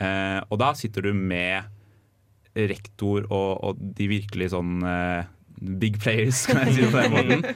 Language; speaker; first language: Norwegian; native; Norwegian